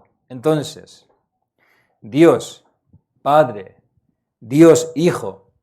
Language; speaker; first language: Spanish; non-native, learner; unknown